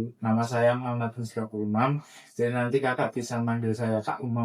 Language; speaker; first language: Indonesian; native; Indonesian